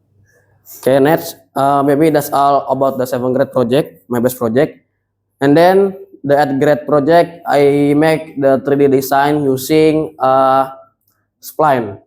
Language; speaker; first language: English; non-native, learner; Indonesian